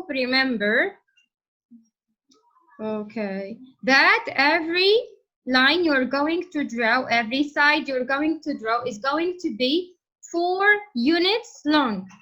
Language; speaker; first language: English; non-native, fluent; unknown